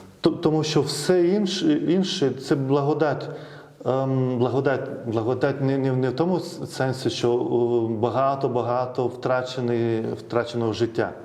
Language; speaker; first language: Ukrainian; non-native, fluent; Lithuanian